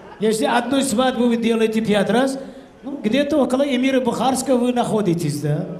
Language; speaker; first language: Russian; non-native, local second language; Uzbek